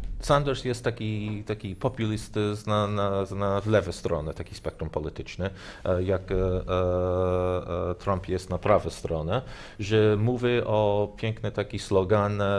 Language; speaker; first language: Polish; non-native, learner; English